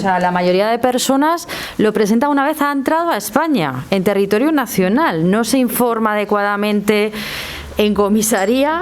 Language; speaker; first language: Spanish; native; Spanish